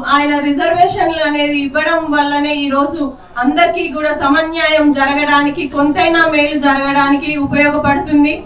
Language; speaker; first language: Telugu; non-native, local second language; Lambadi